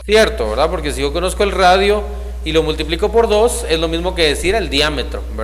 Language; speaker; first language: Spanish; native; Spanish